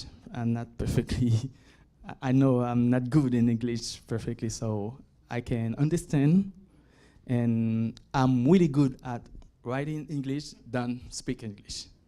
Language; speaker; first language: English; non-native, learner; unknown